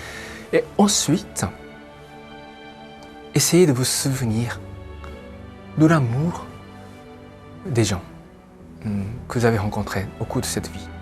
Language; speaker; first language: French; non-native, fluent; Japanese